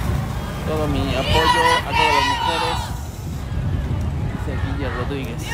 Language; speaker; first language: Spanish; native; Spanish